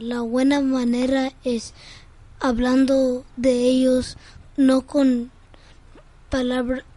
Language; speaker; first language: Spanish; early bilingual, heritage; Spanish